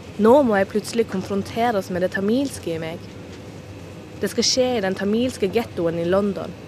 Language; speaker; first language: Norwegian; native; Norwegian